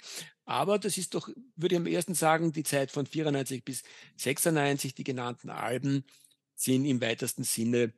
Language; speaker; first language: German; native; German